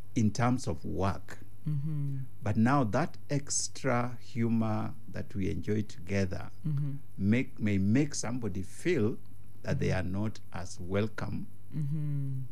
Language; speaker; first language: English; non-native, local second language; Luo (Kenya and Tanzania)